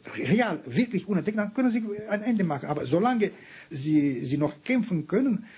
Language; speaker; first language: German; non-native, fluent; Romanian